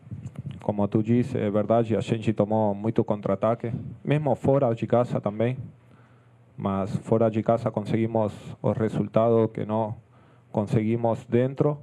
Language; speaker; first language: Portuguese; non-native, fluent; Spanish